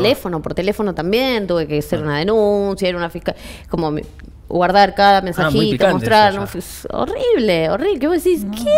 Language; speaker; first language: Spanish; native; Spanish